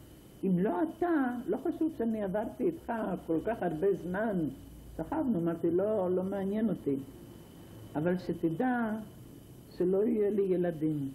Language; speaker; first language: Hebrew; non-native, fluent; Ladino